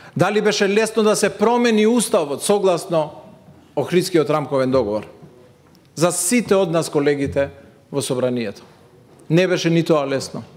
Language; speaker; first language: Macedonian; non-native, local second language; Albanian